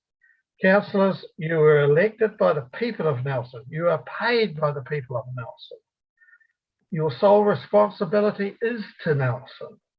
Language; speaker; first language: English; native; English